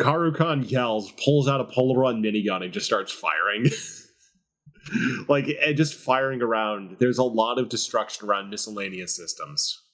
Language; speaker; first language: English; native; English